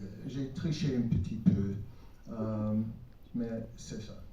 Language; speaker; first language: French; non-native, fluent; English